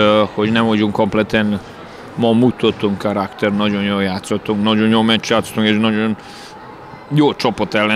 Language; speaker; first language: Hungarian; non-native, learner; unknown